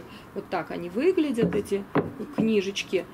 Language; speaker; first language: Russian; native; Russian